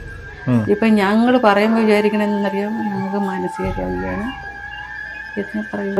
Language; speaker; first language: Malayalam; native; Malayalam